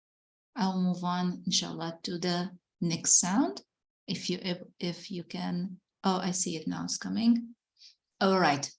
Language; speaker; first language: English; non-native, fluent; Arabic